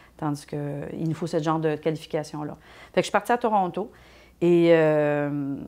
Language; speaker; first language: French; native; French